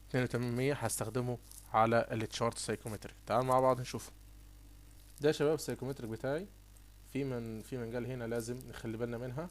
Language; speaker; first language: Arabic; native; Arabic